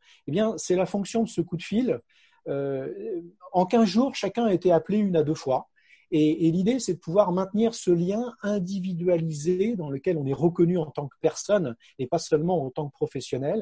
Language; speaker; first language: French; native; French